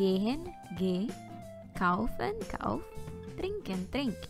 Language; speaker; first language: German; non-native, fluent; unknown